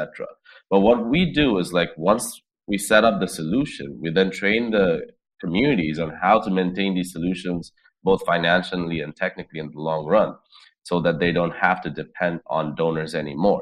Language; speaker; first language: English; non-native, local second language; Bangla